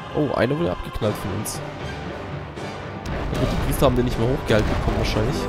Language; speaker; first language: German; native; German